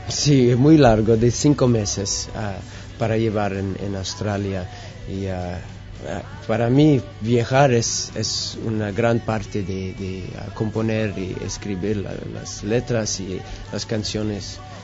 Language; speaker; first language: Spanish; non-native, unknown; English